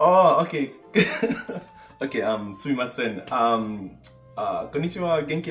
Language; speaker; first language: Japanese; non-native, learner; English